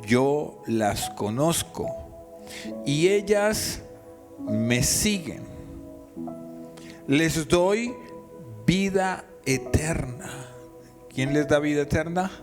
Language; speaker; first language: Spanish; native; Spanish